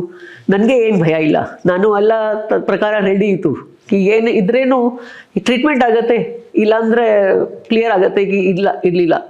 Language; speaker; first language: Kannada; non-native, local second language; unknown